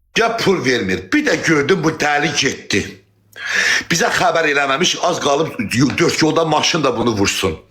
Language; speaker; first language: Azerbaijani; non-native, local second language; Talysh